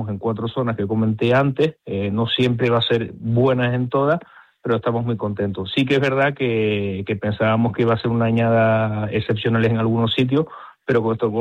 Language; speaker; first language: Spanish; native; Spanish